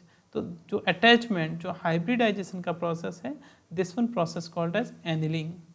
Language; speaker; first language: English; non-native, local second language; Hindi